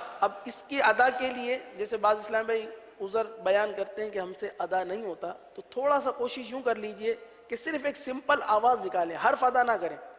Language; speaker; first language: Urdu; native; Urdu